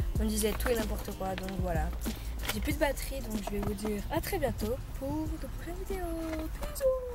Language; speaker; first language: French; native; French